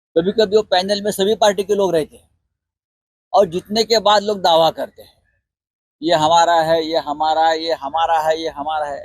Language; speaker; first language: Hindi; non-native, local second language; Marathi